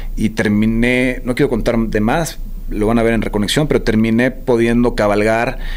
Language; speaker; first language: Spanish; native; Spanish